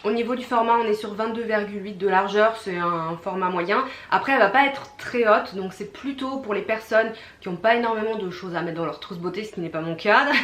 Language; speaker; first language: French; native; French